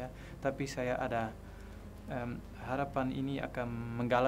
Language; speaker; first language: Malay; non-native, fluent; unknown